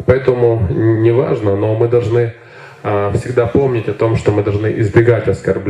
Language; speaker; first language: Russian; native; Russian